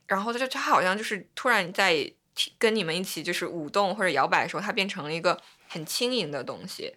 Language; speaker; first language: Chinese; native; Chinese